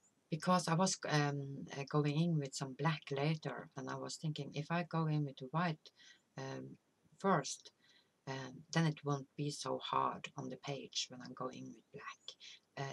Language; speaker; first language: English; non-native, fluent; Norwegian